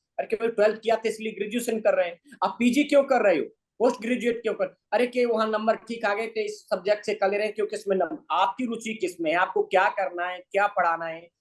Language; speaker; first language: Hindi; native; Hindi